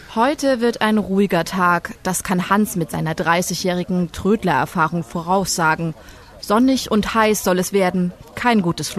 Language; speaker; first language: German; native; German